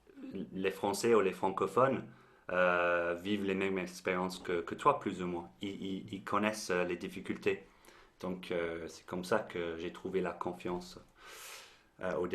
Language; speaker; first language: French; non-native, fluent; English